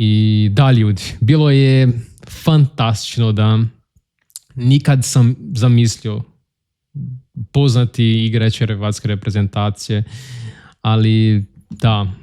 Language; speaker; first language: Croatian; non-native, learner; Portuguese